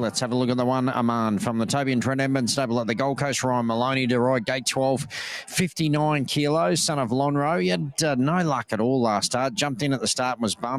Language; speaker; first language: English; native; English